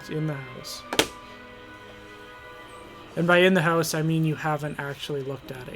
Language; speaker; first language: English; native; English